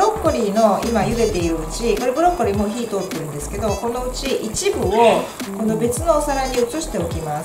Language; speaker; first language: Japanese; native; Japanese